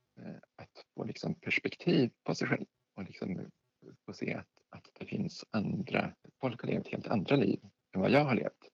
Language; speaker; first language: Swedish; native; Swedish